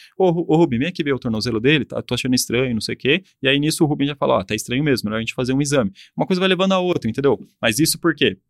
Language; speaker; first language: Portuguese; native; Portuguese